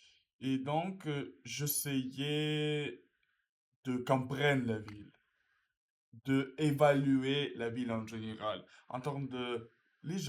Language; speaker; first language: French; non-native, learner; Russian